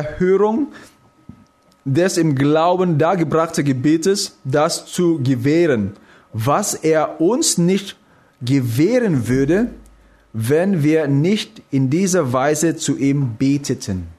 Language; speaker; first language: German; non-native, fluent; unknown